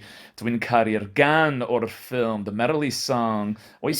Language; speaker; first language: Welsh; non-native, learner; English